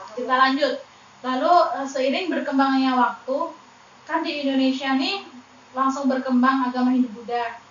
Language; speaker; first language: Indonesian; native; Indonesian